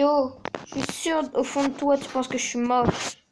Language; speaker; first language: French; native; French